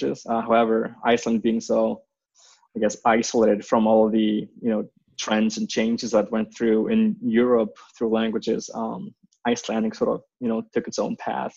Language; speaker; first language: English; non-native, fluent; Icelandic